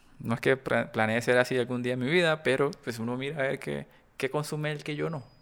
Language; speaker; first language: Spanish; native; Spanish